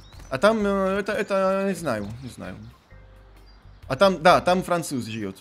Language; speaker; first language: Russian; non-native, learner; Slovak